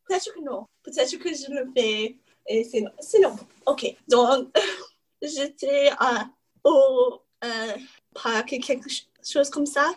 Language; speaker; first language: French; non-native, learner; English